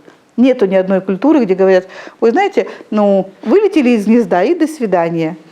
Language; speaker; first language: Russian; native; Russian